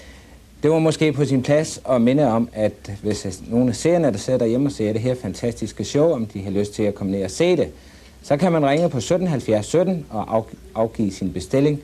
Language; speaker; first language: Danish; native; Danish